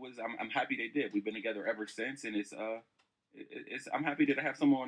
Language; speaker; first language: English; native; English